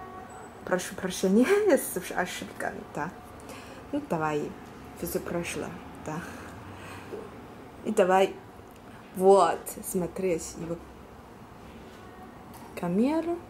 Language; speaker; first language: Russian; non-native, learner; Chinese